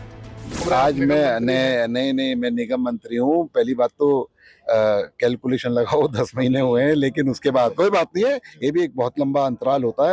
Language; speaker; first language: Hindi; native; Hindi